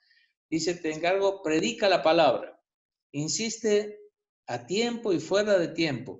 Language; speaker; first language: Spanish; native; Spanish